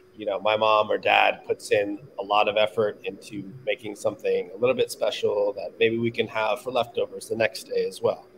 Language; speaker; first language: English; native; English